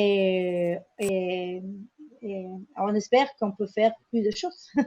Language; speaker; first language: French; non-native, learner; Spanish